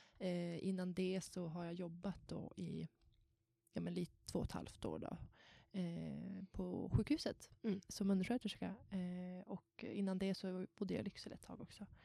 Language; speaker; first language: Swedish; native; Swedish